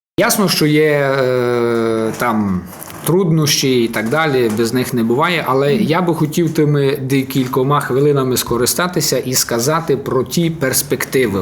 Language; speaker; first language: Ukrainian; native; Ukrainian